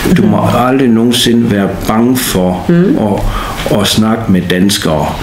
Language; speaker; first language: Danish; native; Danish